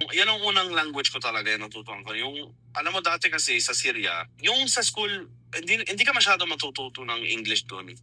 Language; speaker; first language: Filipino; non-native, fluent; Arabic